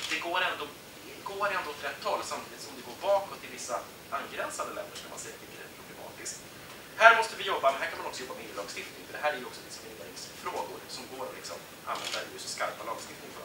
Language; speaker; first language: Swedish; native; Swedish